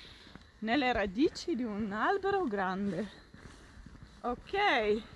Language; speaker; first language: Italian; non-native, fluent; Dutch